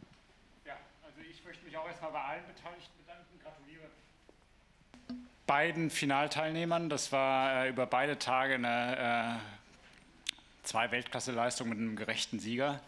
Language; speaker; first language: German; native; German